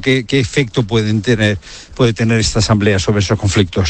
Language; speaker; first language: Spanish; native; Spanish